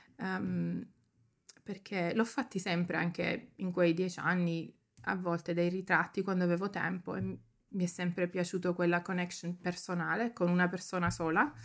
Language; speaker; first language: Italian; early bilingual, heritage; Italian